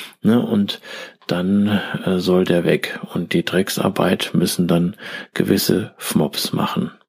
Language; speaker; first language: German; native; German